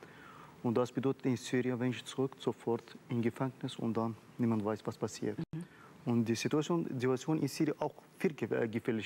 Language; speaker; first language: German; non-native, learner; Arabic